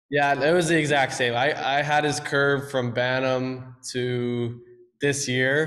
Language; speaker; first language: English; native; English